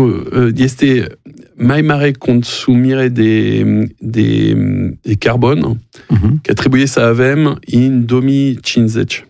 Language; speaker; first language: Romanian; non-native, learner; French